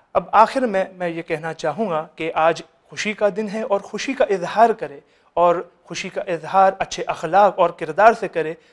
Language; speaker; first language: Urdu; native; Urdu